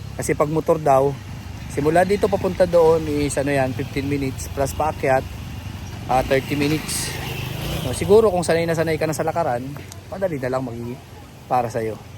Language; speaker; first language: Filipino; native; Filipino